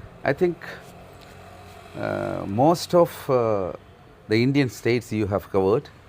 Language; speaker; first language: English; non-native, local second language; Malayalam